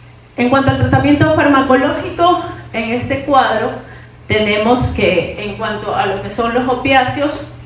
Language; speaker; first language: Spanish; native; Spanish